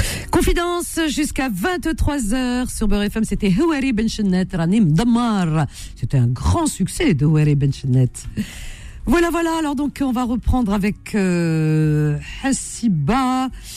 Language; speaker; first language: French; native; French